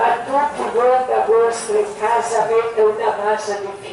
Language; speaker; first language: Italian; non-native, learner; Croatian